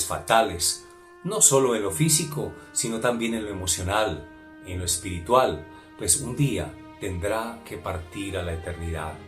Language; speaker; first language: Spanish; native; Spanish